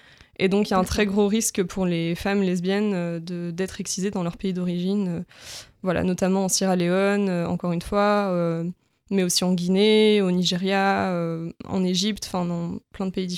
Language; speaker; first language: French; native; French